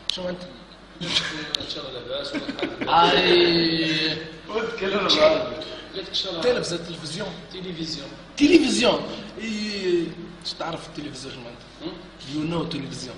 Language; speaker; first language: French; non-native, local second language; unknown